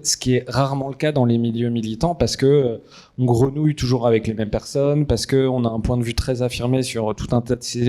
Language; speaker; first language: French; native; French